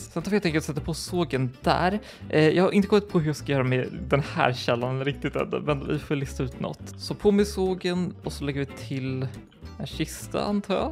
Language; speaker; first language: Swedish; native; Swedish